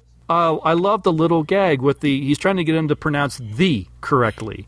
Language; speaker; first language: English; native; English